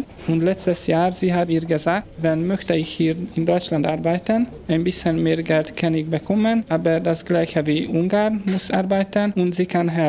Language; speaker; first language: German; non-native, learner; Hungarian